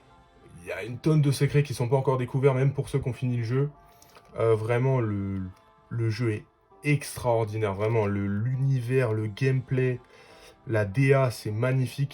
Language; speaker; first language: French; native; French